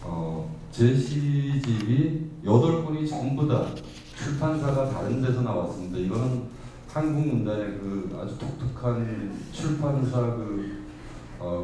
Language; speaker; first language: Korean; native; Korean